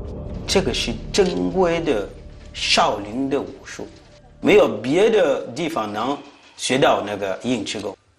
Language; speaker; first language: Chinese; non-native, fluent; French